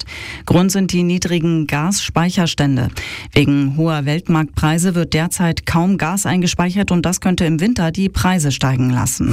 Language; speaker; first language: German; native; German